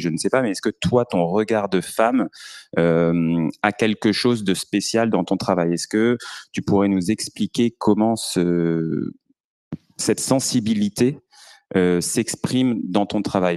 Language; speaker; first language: French; native; French